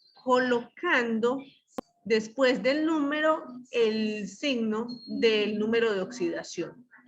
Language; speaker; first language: Spanish; native; Spanish